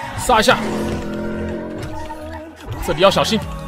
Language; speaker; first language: Chinese; native; Chinese